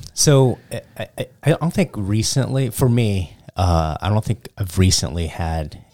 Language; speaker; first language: English; early bilingual, other home language; Cantonese